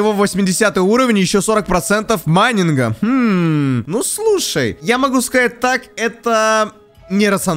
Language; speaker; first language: Russian; native; Russian